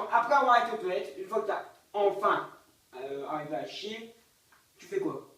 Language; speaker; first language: French; native; French